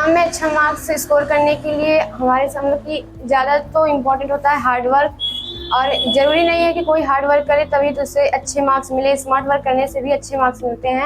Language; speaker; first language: Hindi; native; Hindi